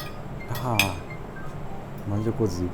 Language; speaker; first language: Italian; non-native, learner; Japanese